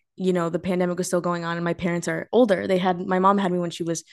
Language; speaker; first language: English; early bilingual, other home language; Spanish